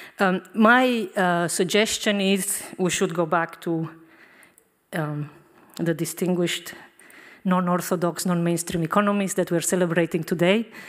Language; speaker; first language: English; non-native, fluent; Romanian